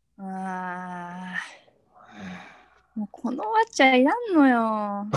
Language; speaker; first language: Japanese; native; Japanese